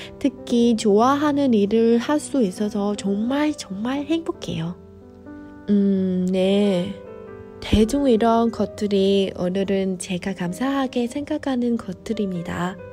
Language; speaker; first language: Korean; non-native, fluent; Vietnamese